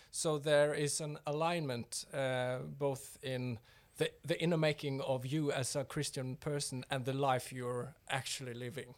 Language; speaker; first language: English; non-native, fluent; Norwegian